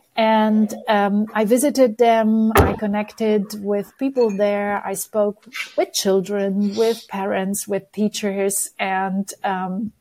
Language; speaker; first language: English; non-native, fluent; Romanian